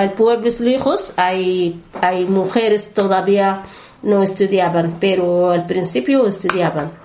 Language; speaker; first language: Spanish; non-native, learner; Arabic